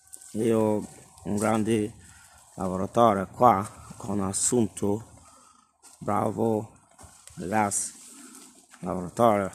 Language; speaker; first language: Italian; non-native, learner; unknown